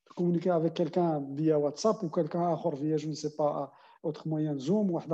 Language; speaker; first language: French; non-native, local second language; Arabic